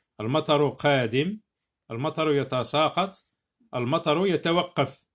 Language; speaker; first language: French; non-native, local second language; Arabic